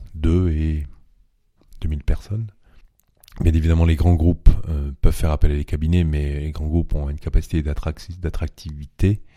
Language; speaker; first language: French; native; French